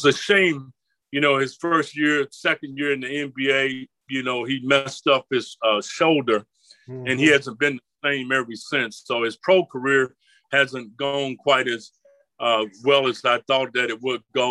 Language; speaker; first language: English; native; English